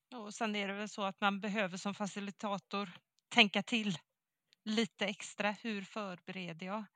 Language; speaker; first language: Swedish; native; Swedish